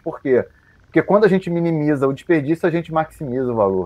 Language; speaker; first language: Portuguese; native; Portuguese